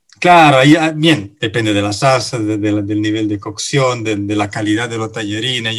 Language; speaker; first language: Spanish; non-native, fluent; Italian